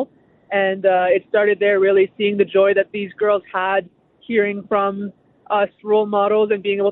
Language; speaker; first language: English; native; English